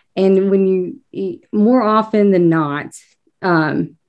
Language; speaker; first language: English; native; English